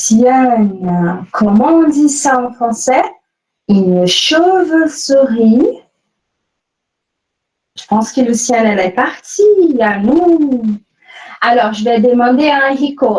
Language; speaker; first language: French; non-native, fluent; Portuguese